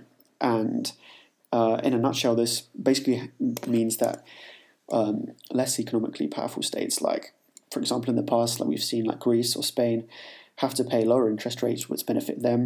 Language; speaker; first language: English; native; English